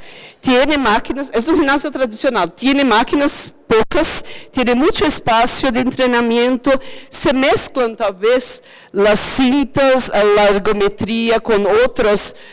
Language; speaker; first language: Spanish; non-native, fluent; Portuguese